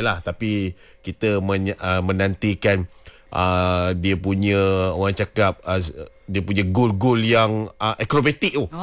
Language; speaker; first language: Malay; native; Malay